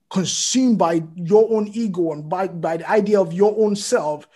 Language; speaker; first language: English; non-native, local second language; Yoruba